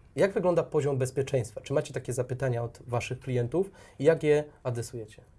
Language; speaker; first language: Polish; native; Polish